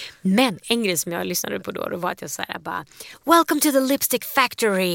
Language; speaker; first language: Swedish; native; Swedish